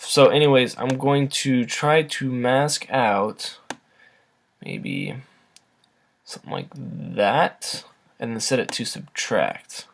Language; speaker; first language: English; native; English